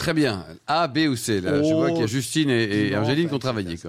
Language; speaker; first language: French; native; French